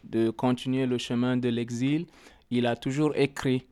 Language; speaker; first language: French; non-native, local second language; Arabic